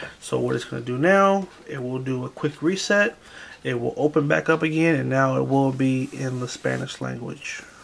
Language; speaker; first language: English; native; English